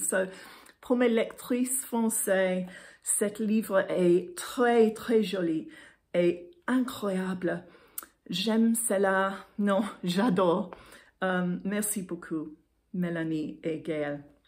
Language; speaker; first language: French; non-native, learner; English